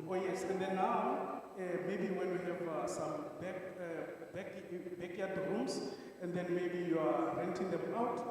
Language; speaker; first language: English; non-native, local second language; Northern Sotho